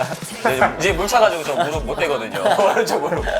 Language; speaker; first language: Korean; native; Korean